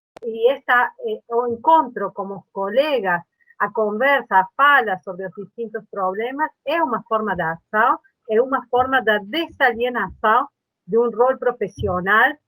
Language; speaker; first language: Portuguese; non-native, learner; Spanish